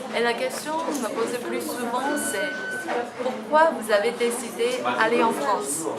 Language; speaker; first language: French; non-native, fluent; Chinese